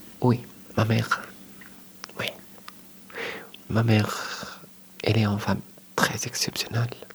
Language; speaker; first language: French; non-native, learner; Arabic